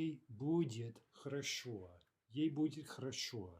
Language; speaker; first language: Russian; non-native, fluent; English